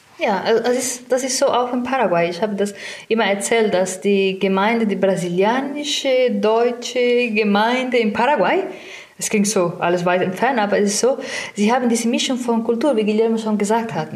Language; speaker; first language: German; non-native, fluent; Spanish